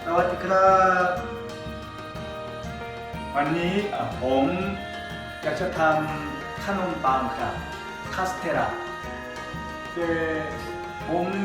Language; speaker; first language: Thai; non-native, learner; Korean